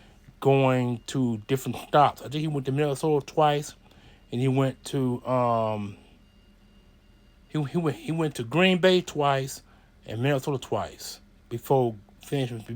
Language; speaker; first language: English; native; English